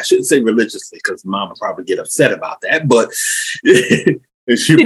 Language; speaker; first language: English; native; English